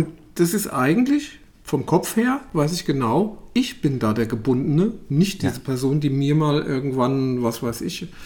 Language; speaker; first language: German; native; German